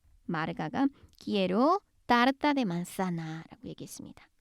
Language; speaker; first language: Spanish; non-native, fluent; Korean